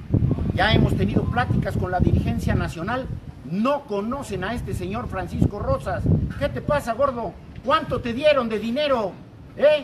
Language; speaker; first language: Spanish; native; Spanish